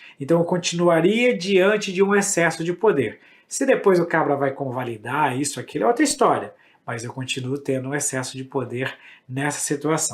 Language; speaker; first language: Portuguese; native; Portuguese